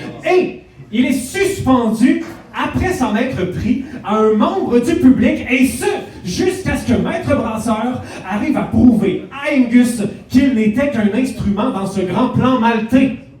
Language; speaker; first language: French; native; French